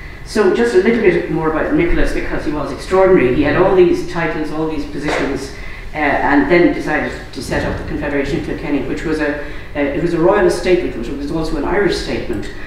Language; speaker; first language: English; native; English